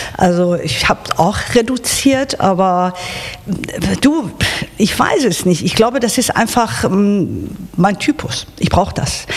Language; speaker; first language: German; non-native, fluent; Persian